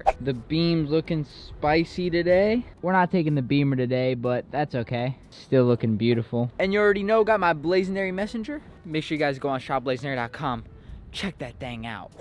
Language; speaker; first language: English; native; English